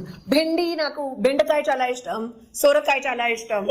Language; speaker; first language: Telugu; non-native, learner; Hindi